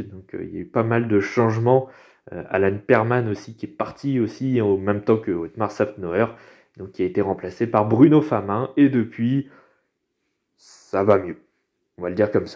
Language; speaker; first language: French; native; French